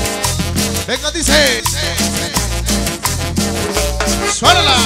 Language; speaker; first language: Spanish; native; Spanish